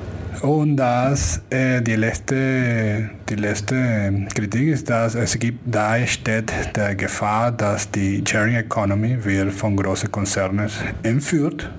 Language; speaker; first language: German; non-native, fluent; Spanish